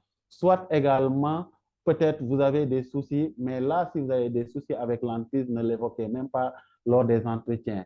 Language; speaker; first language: French; non-native, local second language; Wolof